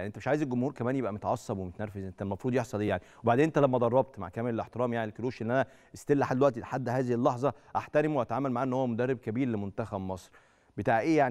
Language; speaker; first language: Arabic; native; Arabic